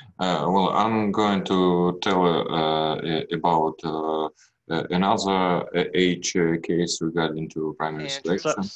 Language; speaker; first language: English; non-native, learner; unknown